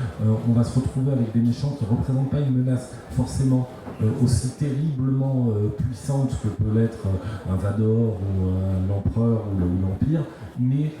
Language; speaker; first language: French; native; French